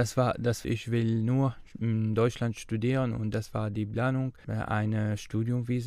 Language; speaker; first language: German; non-native, learner; Arabic